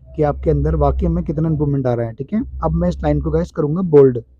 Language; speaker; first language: Hindi; native; Hindi